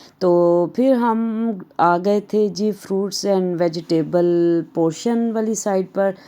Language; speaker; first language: Urdu; native; Urdu